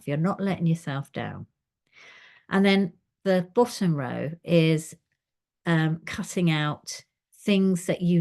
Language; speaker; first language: English; native; English